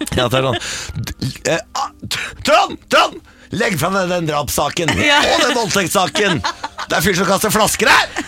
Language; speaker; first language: Norwegian; native; Norwegian